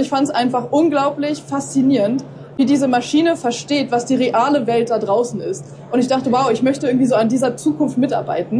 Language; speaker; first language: German; native; German